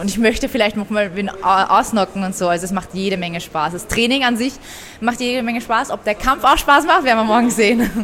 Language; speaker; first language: German; early bilingual, other home language; Persian